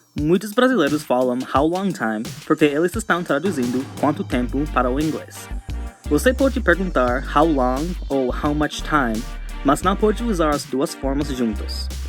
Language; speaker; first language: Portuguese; non-native, fluent; English